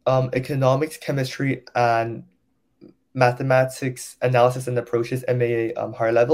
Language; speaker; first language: English; non-native, local second language; Cantonese